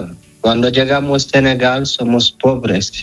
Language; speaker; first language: Spanish; non-native, learner; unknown